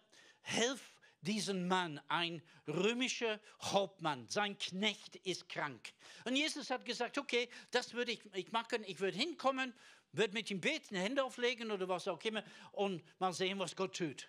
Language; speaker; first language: German; non-native, fluent; English